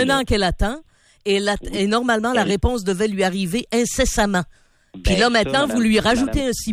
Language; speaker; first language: French; native; French